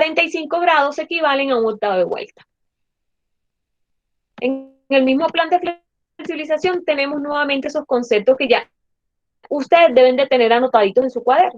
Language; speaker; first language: Spanish; native; Spanish